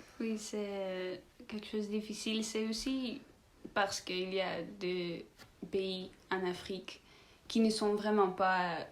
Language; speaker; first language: French; non-native, learner; Dutch